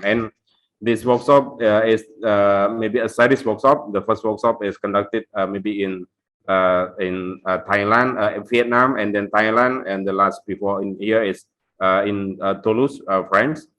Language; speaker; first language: English; non-native, local second language; Indonesian